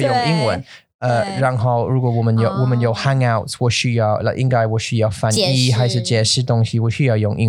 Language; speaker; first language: Chinese; non-native, learner; English